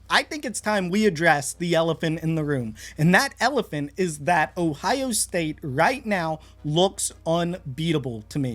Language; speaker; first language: English; native; English